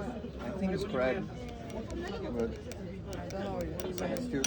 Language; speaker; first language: English; non-native, fluent; Portuguese